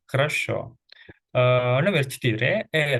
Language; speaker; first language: Russian; non-native, fluent; Indonesian